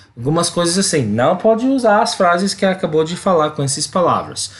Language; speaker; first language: Portuguese; non-native, learner; English